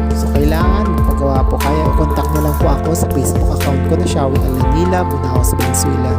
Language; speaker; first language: Filipino; non-native, local second language; Cebuano